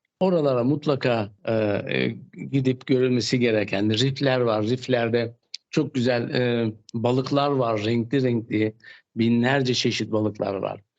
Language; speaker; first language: Turkish; native; Turkish